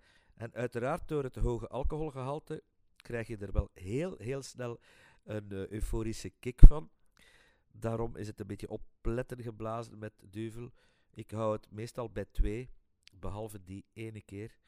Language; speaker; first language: Dutch; native; Dutch